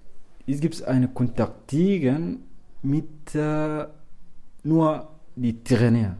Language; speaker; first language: German; non-native, learner; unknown